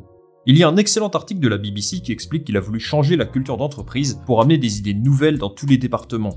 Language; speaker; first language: French; native; French